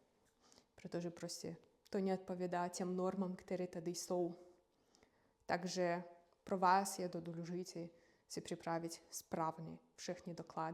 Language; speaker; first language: Czech; non-native, fluent; Russian